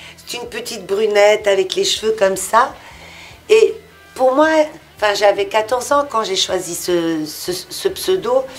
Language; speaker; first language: French; early bilingual, other home language; Portuguese